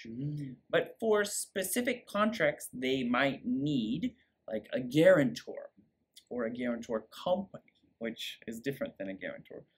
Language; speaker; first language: English; native; English